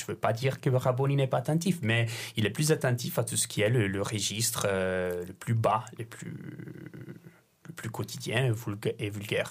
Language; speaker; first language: French; non-native, fluent; Italian